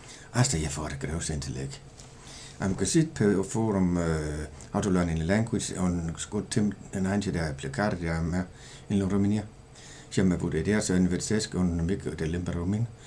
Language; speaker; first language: Romanian; non-native, fluent; Danish